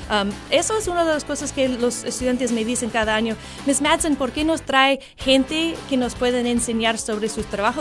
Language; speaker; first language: Spanish; non-native, fluent; English